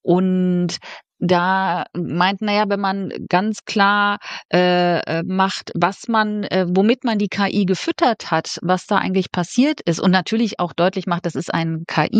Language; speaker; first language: German; native; German